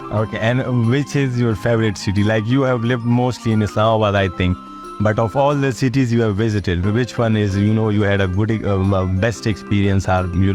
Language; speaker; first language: English; non-native, local second language; Urdu